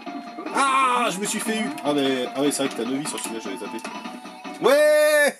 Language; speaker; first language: French; native; French